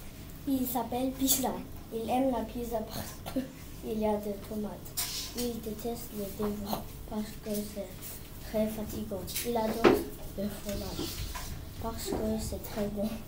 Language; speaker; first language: French; non-native, learner; English